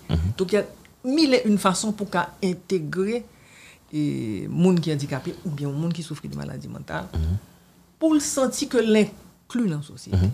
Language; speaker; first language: French; non-native, local second language; Haitian Creole